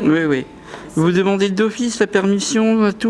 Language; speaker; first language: French; native; French